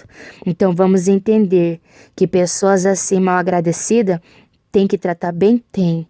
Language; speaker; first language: Portuguese; native; Portuguese